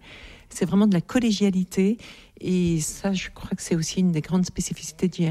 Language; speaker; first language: French; native; French